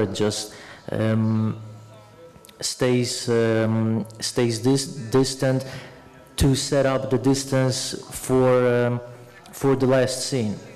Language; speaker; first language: English; non-native, fluent; Polish